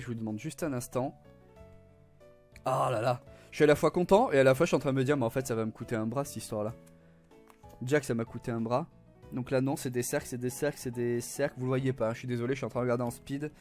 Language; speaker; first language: French; native; French